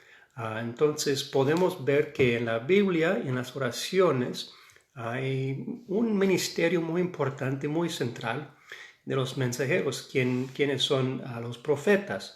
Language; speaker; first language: Spanish; non-native, fluent; English